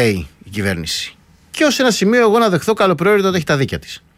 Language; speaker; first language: Greek; native; Greek